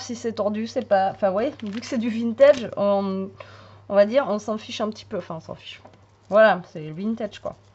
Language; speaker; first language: French; native; French